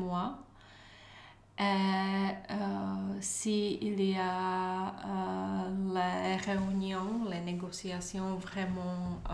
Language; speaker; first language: French; non-native, learner; Czech